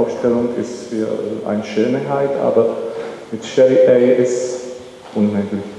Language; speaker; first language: German; non-native, learner; Czech